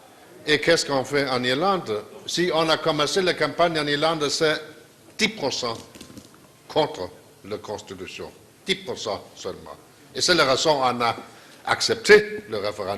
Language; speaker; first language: French; non-native, fluent; Danish